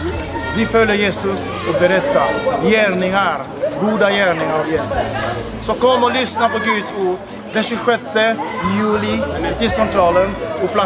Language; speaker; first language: Swedish; non-native, fluent; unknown